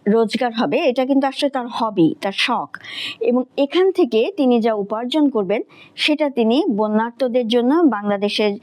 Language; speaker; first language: Bangla; native; Bangla